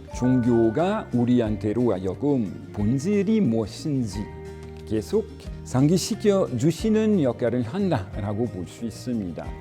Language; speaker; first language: Korean; non-native, fluent; French